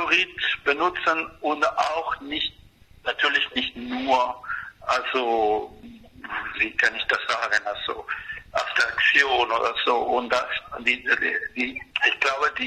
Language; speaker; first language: German; non-native, fluent; Spanish